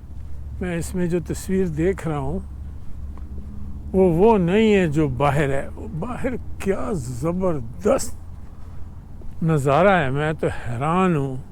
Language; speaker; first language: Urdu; non-native, local second language; Punjabi